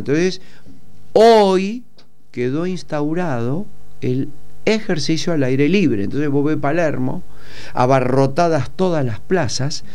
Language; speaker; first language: Spanish; native; Spanish